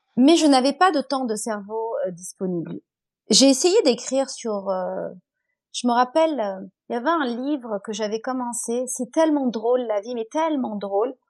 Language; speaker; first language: French; non-native, local second language; Arabic